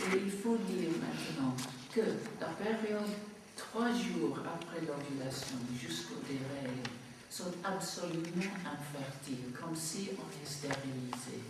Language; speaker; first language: French; non-native, fluent; English